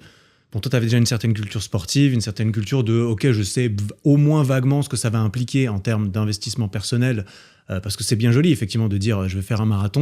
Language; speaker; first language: French; native; French